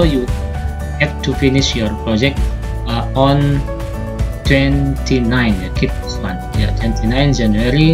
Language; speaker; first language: English; non-native, learner; Indonesian